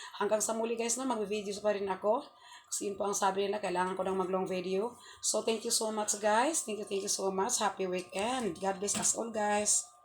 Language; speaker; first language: Filipino; non-native, local second language; Cebuano